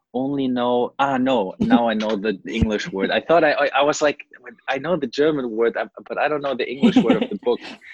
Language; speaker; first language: English; non-native, fluent; German